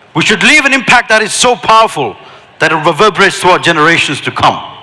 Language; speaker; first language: English; non-native, local second language; Malayalam